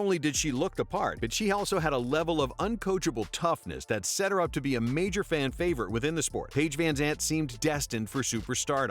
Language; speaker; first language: English; native; English